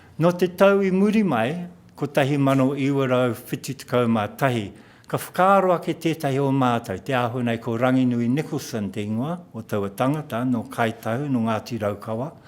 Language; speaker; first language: Māori; non-native, local second language; English